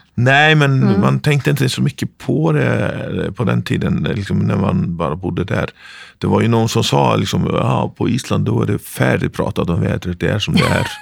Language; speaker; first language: Swedish; non-native, fluent; Icelandic